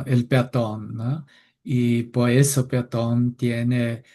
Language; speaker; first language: Spanish; non-native, fluent; German